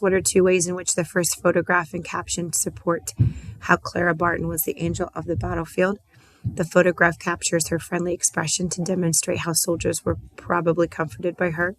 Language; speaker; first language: English; native; English